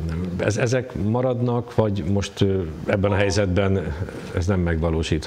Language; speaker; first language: Hungarian; native; Hungarian